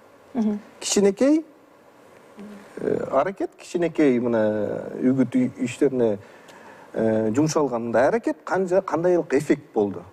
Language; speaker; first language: Kyrgyz; native; Kyrgyz